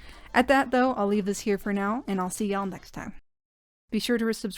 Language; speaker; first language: English; native; English